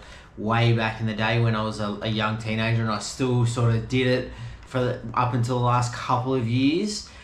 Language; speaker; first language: English; native; English